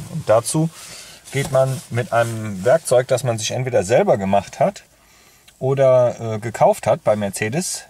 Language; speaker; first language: German; native; German